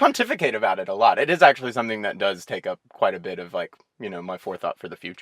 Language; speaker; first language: English; native; English